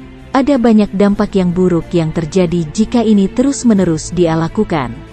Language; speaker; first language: Indonesian; native; Indonesian